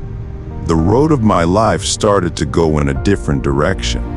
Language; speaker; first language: English; non-native, fluent; Czech